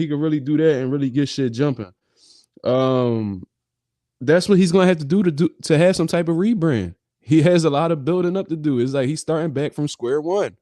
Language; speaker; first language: English; native; English